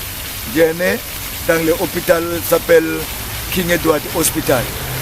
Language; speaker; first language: French; non-native, learner; English